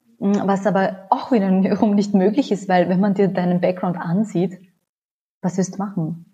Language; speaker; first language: German; native; German